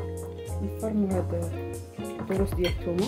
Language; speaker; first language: Arabic; native; Arabic